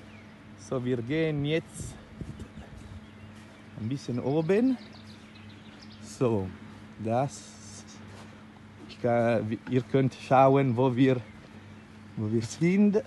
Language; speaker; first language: German; non-native, local second language; Italian